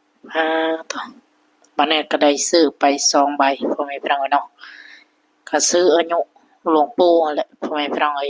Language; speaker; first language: Thai; non-native, local second language; Northeastern Thai